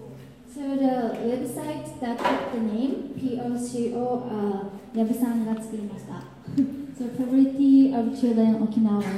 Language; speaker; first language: English; non-native, learner; Japanese